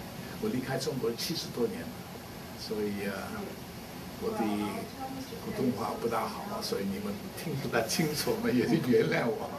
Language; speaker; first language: Chinese; non-native, local second language; Cantonese